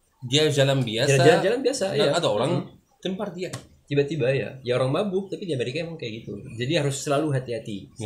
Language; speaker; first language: Indonesian; non-native, learner; French